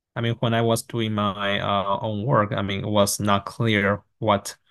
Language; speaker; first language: English; non-native, fluent; Chinese